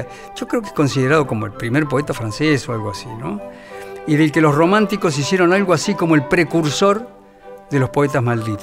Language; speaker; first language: Spanish; native; Spanish